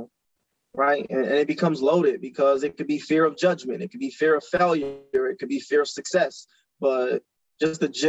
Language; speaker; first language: English; native; English